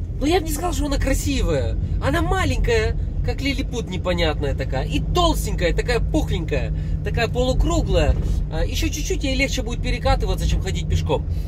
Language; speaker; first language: Russian; native; Russian